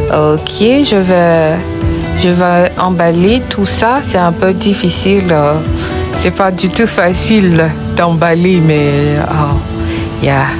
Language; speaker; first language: French; non-native, local second language; Haitian Creole